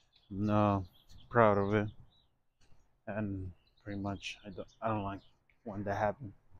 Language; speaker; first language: English; non-native, fluent; Spanish